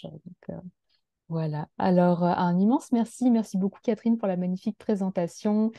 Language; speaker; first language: French; native; French